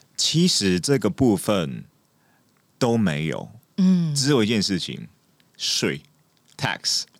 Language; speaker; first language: Chinese; non-native, fluent; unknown